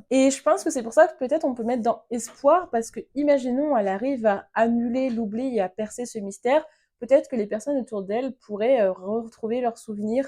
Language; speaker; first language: French; native; French